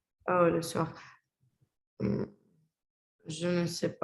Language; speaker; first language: French; non-native, learner; Spanish